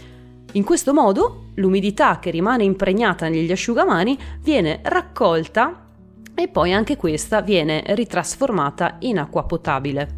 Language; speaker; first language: Italian; native; Italian